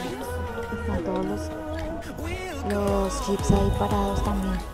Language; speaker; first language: Spanish; native; Spanish